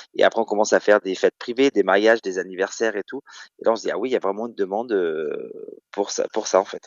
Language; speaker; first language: French; native; French